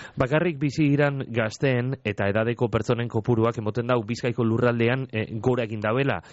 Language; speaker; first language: Basque; native; Basque